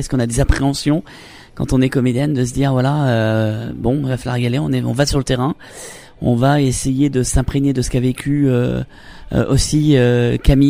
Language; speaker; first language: French; native; French